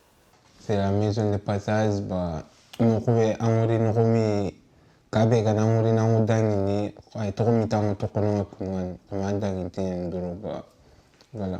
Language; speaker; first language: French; non-native, local second language; Bambara